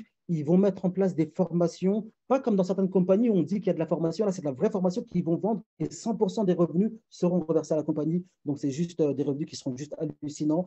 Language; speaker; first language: French; native; French